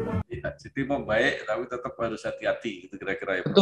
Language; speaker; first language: Indonesian; native; Indonesian